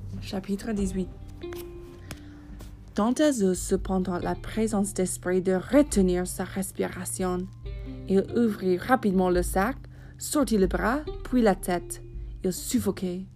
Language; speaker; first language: French; non-native, fluent; English